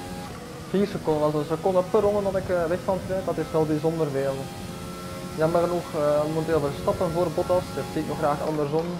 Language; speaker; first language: Dutch; native; Dutch